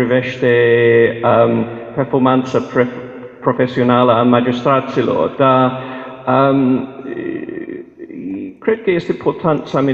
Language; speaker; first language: Romanian; non-native, fluent; English